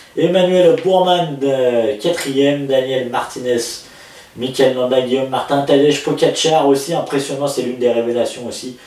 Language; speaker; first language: French; native; French